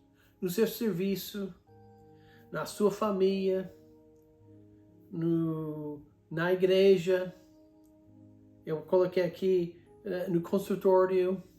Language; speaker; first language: Portuguese; non-native, fluent; English